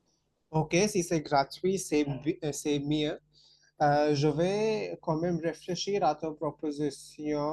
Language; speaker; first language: French; non-native, fluent; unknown